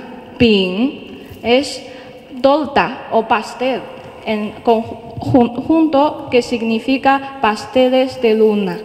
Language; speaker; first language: Spanish; non-native, fluent; Chinese